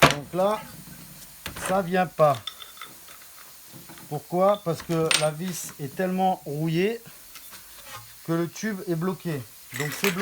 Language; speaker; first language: French; native; French